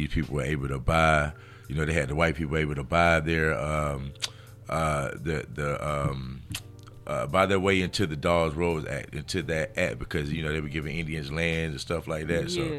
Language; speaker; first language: English; native; English